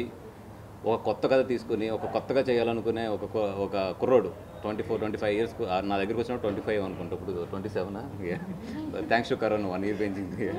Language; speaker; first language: Telugu; native; Telugu